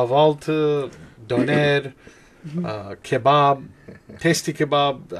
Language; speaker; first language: Turkish; non-native, learner; English